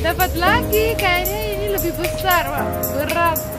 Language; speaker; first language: Indonesian; non-native, fluent; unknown